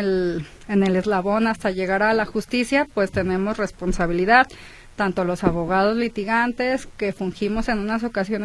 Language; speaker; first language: Spanish; native; Spanish